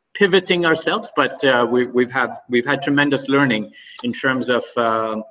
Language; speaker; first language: English; non-native, fluent; Arabic